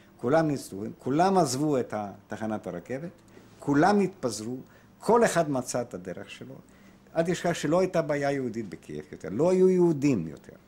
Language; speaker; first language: Hebrew; non-native, fluent; Polish